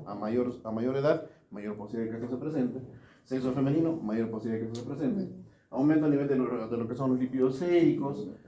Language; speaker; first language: Spanish; native; Spanish